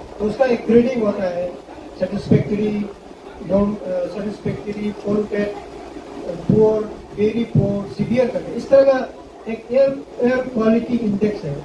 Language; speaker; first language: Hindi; non-native, local second language; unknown